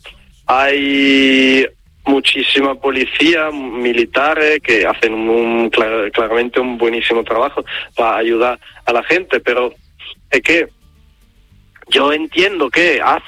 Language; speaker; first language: Spanish; non-native, fluent; Italian